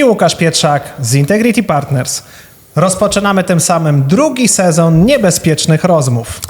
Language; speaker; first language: Polish; native; Polish